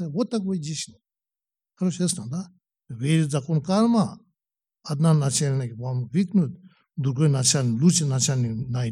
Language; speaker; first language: Russian; non-native, learner; Tibetan